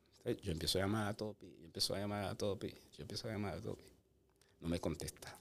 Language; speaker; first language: Spanish; non-native, fluent; Haitian Creole